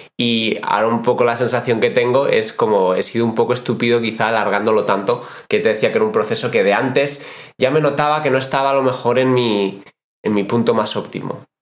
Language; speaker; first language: Spanish; native; Spanish